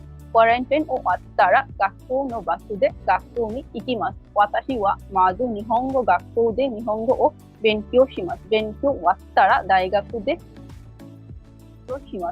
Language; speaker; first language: Japanese; non-native, learner; Bangla